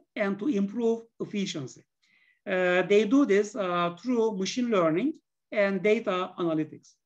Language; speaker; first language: English; non-native, fluent; Turkish